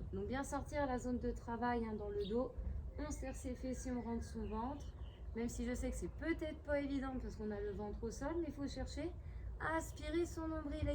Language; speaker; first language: French; native; French